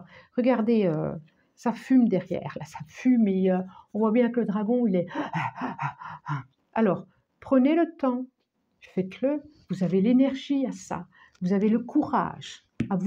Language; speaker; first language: French; native; French